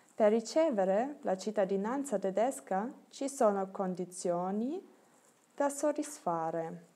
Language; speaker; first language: Italian; non-native, learner; German